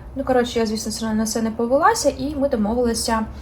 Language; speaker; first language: Ukrainian; non-native, local second language; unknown